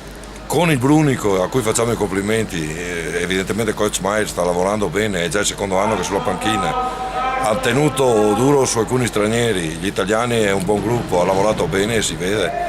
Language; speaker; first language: Italian; native; Italian